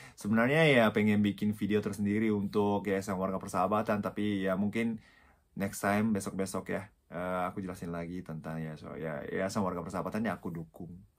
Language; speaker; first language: Indonesian; non-native, fluent; Japanese